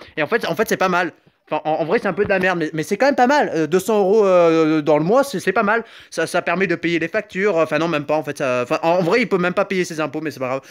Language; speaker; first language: French; native; French